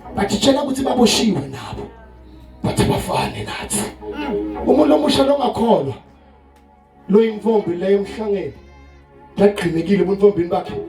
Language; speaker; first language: Zulu; non-native, local second language; Swati